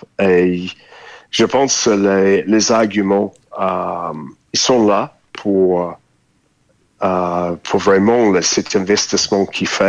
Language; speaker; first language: French; non-native, fluent; English